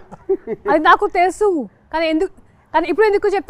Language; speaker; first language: Telugu; non-native, fluent; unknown